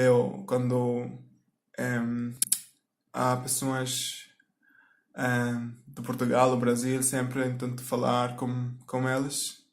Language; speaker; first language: Portuguese; non-native, learner; Turkish